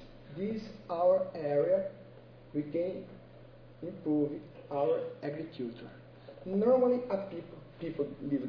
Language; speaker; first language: English; non-native, learner; Portuguese